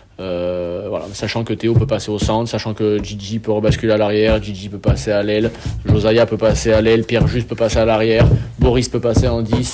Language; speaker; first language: French; native; French